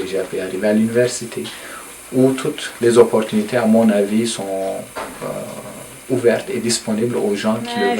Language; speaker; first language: French; early bilingual, other home language; Turkish